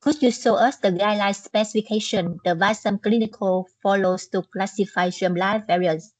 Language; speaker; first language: English; non-native, learner; Vietnamese